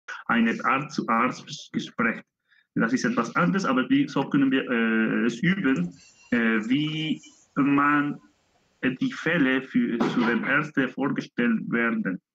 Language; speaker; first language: German; non-native, learner; Spanish